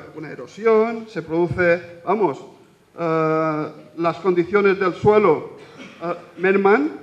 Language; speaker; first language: Spanish; non-native, local second language; Catalan